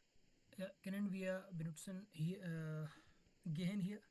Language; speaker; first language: German; non-native, learner; Urdu